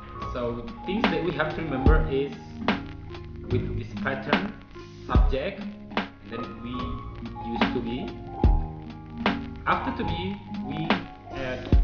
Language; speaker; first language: English; non-native, fluent; Indonesian